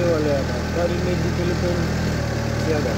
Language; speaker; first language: Arabic; non-native, learner; Filipino